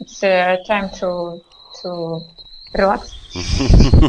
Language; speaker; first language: English; non-native, learner; Russian